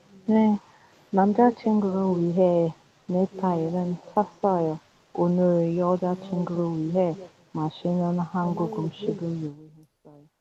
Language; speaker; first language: Korean; non-native, learner; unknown